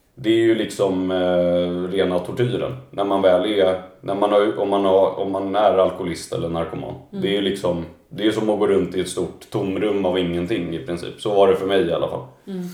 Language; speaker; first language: Swedish; native; Swedish